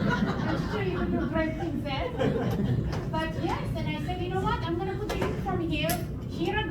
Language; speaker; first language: English; non-native, local second language; Hebrew